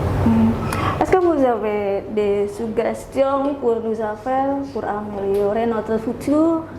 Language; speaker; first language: French; non-native, learner; Indonesian